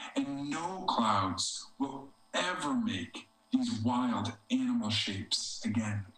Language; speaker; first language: English; native; English